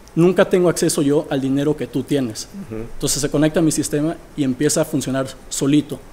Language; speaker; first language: Spanish; early bilingual, heritage; Spanish